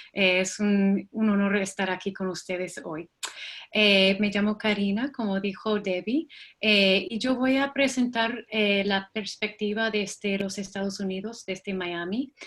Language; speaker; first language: Spanish; non-native, fluent; English